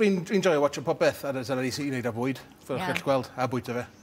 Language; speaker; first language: Welsh; native; Welsh